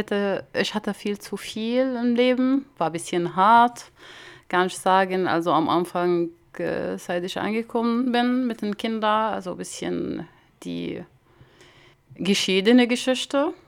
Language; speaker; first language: German; non-native, learner; Arabic